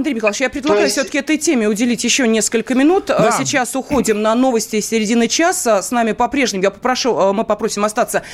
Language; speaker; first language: Russian; native; Russian